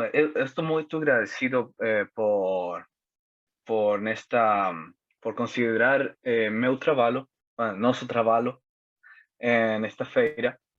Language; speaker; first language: Portuguese; non-native, learner; Spanish